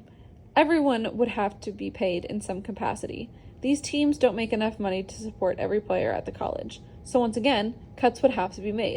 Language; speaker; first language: English; native; English